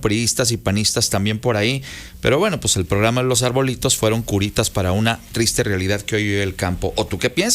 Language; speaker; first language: Spanish; native; Spanish